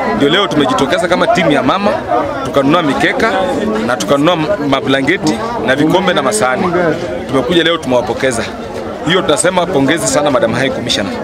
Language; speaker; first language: Swahili; non-native, local second language; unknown